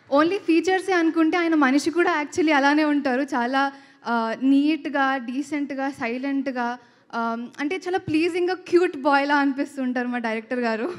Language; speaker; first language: Telugu; native; Telugu